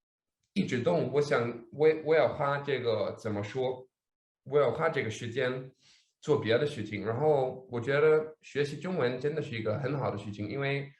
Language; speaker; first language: Chinese; non-native, fluent; Danish